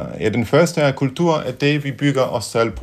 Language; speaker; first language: Danish; non-native, fluent; Polish